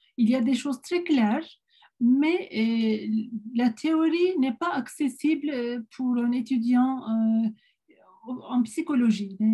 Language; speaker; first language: French; non-native, fluent; Turkish